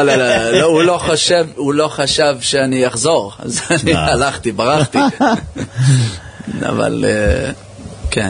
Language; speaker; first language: Hebrew; early bilingual, heritage; English